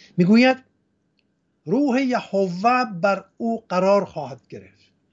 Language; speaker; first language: Persian; non-native, local second language; Assyrian Neo-Aramaic